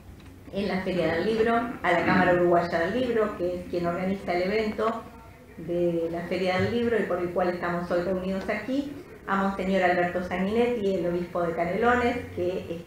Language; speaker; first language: Spanish; native; Spanish